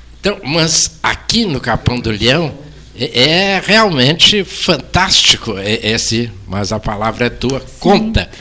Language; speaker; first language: Portuguese; native; Portuguese